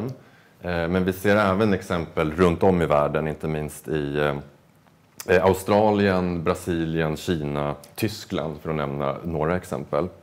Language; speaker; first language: Swedish; native; Swedish